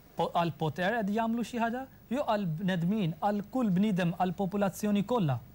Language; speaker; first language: Maltese; non-native, fluent; Urdu